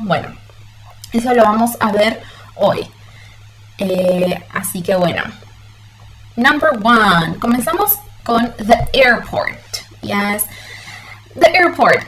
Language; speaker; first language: Spanish; early bilingual, heritage; Spanish